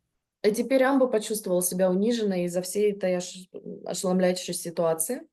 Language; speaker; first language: Russian; native; Russian